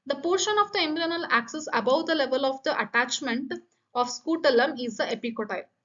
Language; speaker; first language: English; non-native, local second language; Kannada